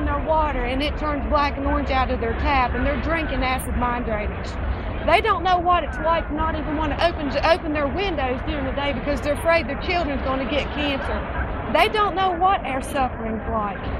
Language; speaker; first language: English; native; English